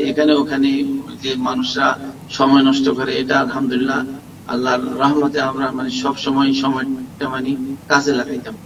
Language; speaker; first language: Bangla; early bilingual, heritage; Bangla